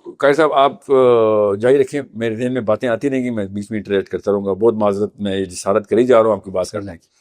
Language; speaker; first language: Urdu; native; Urdu